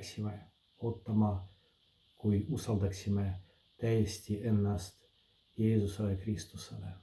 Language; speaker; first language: Estonian; non-native, fluent; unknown